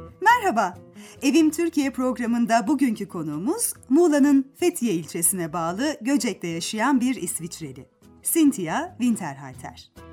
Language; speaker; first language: Turkish; native; Turkish